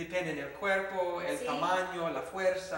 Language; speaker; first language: Spanish; non-native, fluent; English